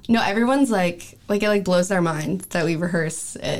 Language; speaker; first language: English; early bilingual, other home language; French